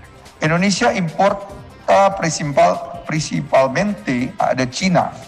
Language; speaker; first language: Spanish; non-native, learner; Indonesian